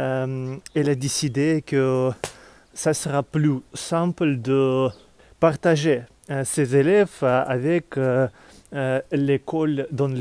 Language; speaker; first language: French; non-native, learner; Russian